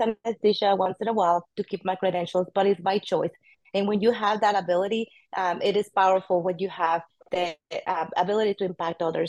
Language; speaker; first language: English; non-native, fluent; Spanish